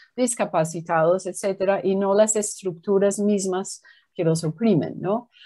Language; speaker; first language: Spanish; non-native, fluent; English